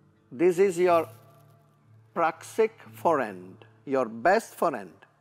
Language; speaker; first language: English; non-native, fluent; Italian